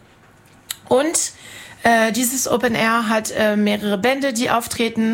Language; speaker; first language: German; non-native, fluent; French